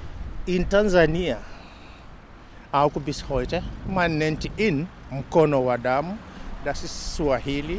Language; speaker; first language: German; non-native, local second language; Swahili